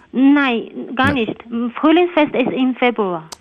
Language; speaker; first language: German; non-native, learner; Chinese